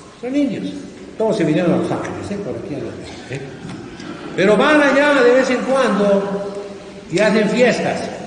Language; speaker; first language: Spanish; native; Spanish